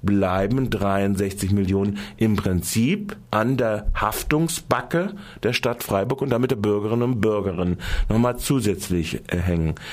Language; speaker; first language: German; native; German